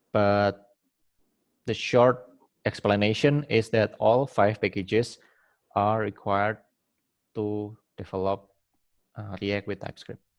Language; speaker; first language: English; non-native, fluent; Indonesian